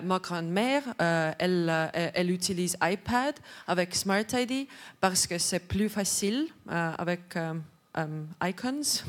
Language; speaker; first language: French; non-native, learner; Estonian